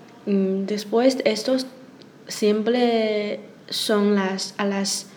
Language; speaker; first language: Spanish; non-native, learner; Chinese